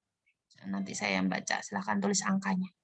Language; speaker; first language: Indonesian; native; Indonesian